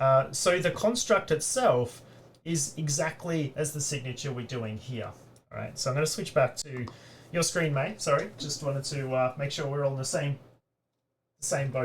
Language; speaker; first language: English; native; English